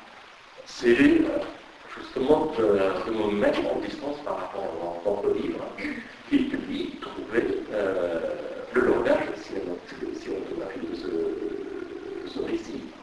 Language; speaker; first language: French; non-native, fluent; Persian